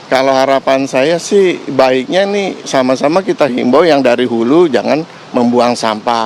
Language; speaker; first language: Indonesian; native; Indonesian